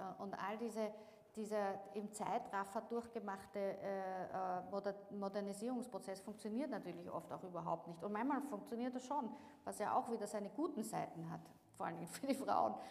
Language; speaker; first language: German; native; German